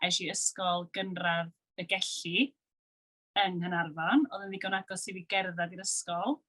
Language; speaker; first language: Welsh; native; Welsh